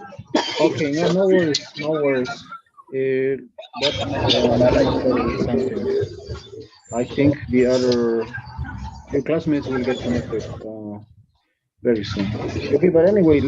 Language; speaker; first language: English; non-native, fluent; Spanish